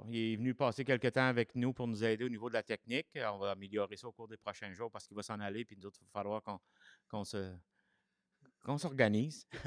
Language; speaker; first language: French; native; French